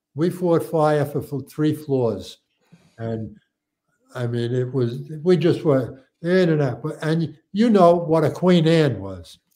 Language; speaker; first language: English; native; English